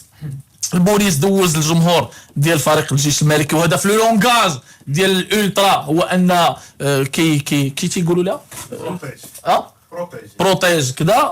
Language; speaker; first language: Arabic; native; Arabic